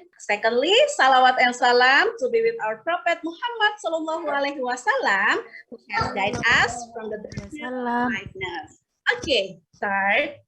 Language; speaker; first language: English; non-native, learner; Indonesian